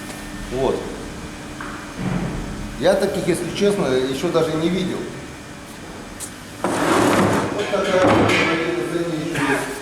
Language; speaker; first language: Russian; native; Russian